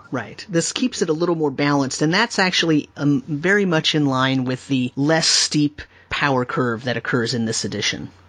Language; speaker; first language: English; native; English